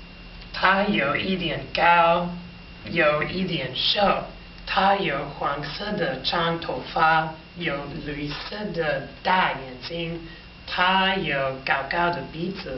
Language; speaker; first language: Chinese; non-native, learner; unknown